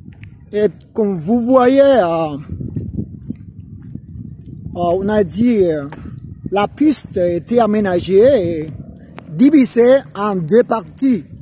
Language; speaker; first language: French; non-native, fluent; Spanish